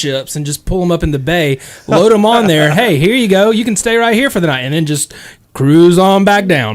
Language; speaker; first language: English; native; English